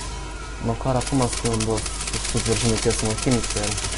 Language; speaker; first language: Romanian; native; Romanian